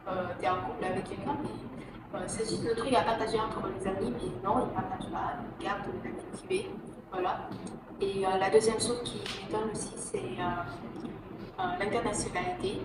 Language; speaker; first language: French; non-native, fluent; Vietnamese